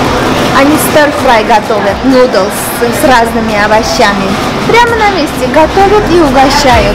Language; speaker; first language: Russian; non-native, fluent; Armenian